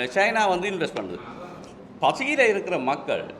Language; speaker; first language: Tamil; native; Tamil